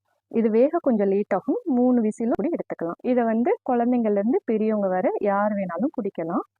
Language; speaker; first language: Tamil; native; Tamil